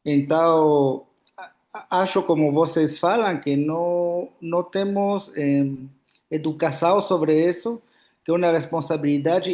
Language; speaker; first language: Portuguese; non-native, fluent; Spanish